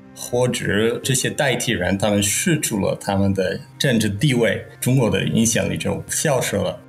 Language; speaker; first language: Chinese; non-native, fluent; Czech